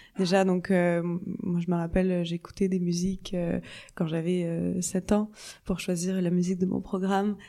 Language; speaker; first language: French; native; French